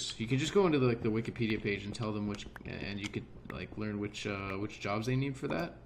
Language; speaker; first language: English; native; English